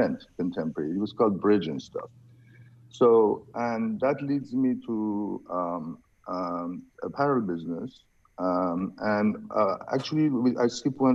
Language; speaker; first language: English; non-native, fluent; Persian